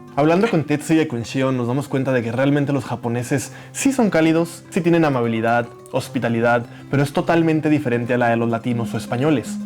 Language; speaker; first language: Spanish; native; Spanish